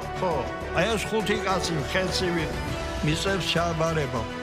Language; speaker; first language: Georgian; native; Georgian